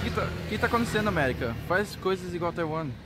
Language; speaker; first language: Portuguese; early bilingual, heritage; Portuguese